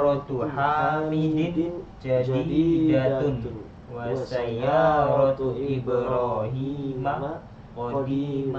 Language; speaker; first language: Arabic; non-native, learner; Indonesian